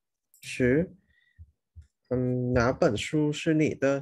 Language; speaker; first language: Chinese; non-native, learner; Vietnamese